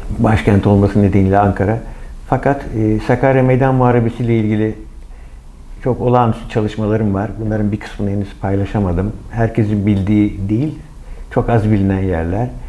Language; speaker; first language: Turkish; native; Turkish